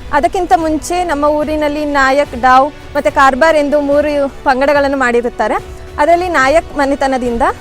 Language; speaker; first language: Kannada; non-native, local second language; Lambadi